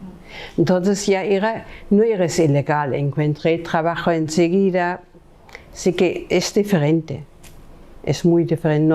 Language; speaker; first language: Spanish; non-native, fluent; German